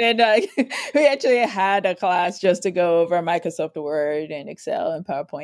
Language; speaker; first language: English; non-native, local second language; Yoruba